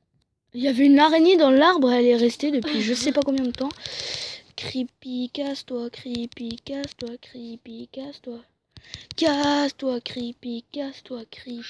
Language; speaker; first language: French; native; French